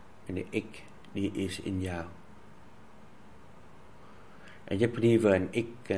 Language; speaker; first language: Dutch; non-native, fluent; Vietnamese